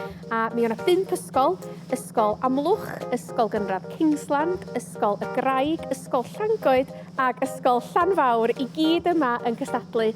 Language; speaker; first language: Welsh; native; Welsh